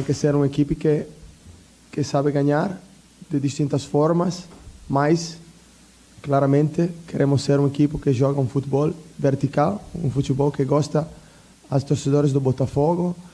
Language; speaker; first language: Portuguese; non-native, fluent; Italian